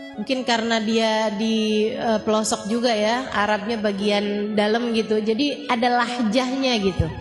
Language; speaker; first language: Indonesian; native; Indonesian